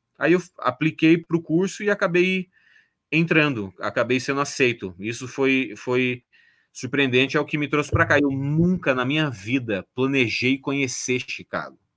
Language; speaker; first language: Portuguese; native; Portuguese